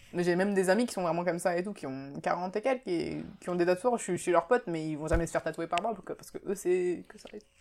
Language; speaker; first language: French; early bilingual, other home language; Japanese